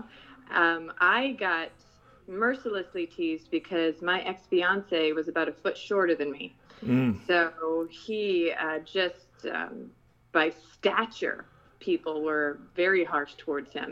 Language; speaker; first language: English; non-native, local second language; Filipino